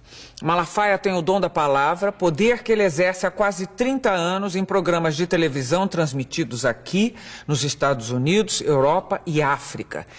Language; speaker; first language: Portuguese; native; Portuguese